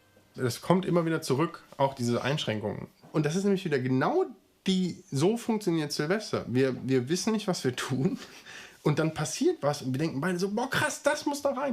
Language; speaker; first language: German; native; German